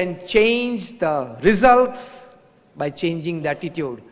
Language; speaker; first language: English; non-native, local second language; Gujarati